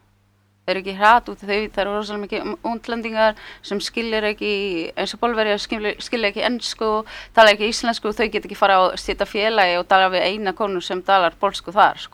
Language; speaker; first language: Icelandic; early bilingual, heritage; Polish